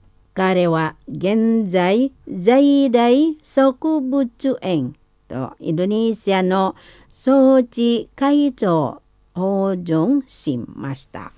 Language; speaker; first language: Japanese; non-native, learner; Indonesian